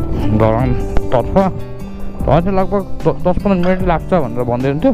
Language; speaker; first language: Nepali; native; Nepali